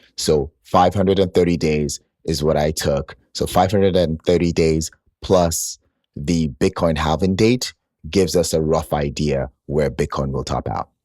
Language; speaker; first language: English; native; English